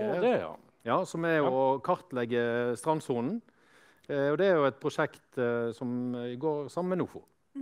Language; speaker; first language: Norwegian; native; Norwegian